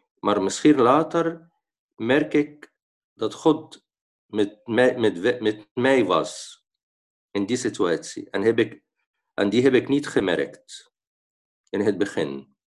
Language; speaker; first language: Dutch; non-native, fluent; Arabic